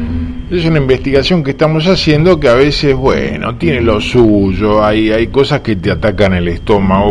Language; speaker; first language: Spanish; native; Spanish